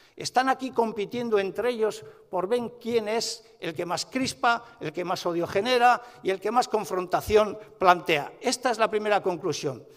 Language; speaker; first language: Spanish; native; Spanish